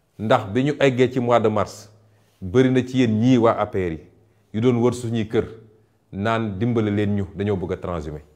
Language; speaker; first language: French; non-native, local second language; Wolof